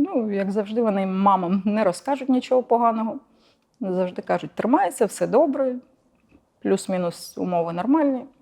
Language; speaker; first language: Ukrainian; non-native, local second language; Russian